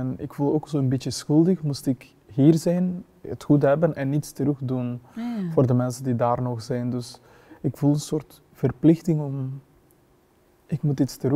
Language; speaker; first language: Dutch; non-native, fluent; Kinyarwanda